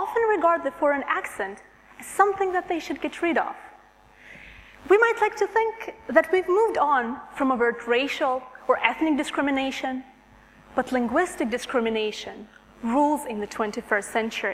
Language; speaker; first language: English; non-native, fluent; Russian